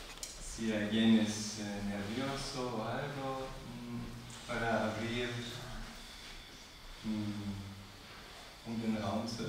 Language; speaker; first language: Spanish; non-native, learner; German